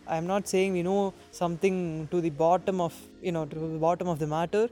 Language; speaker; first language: English; non-native, local second language; Tamil